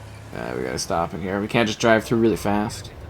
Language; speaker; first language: English; native; English